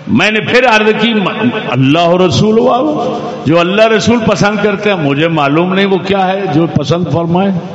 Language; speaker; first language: Urdu; non-native, local second language; Punjabi